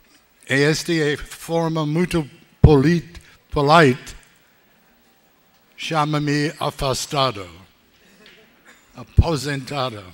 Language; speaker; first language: Portuguese; non-native, learner; English